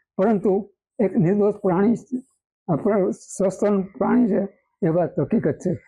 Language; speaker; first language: Gujarati; native; Gujarati